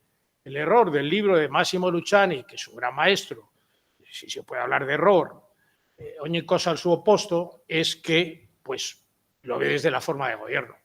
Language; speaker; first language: Spanish; native; Spanish